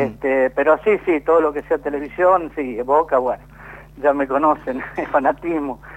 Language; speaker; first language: Spanish; native; Spanish